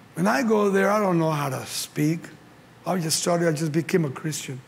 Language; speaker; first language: English; early bilingual, other home language; Spanish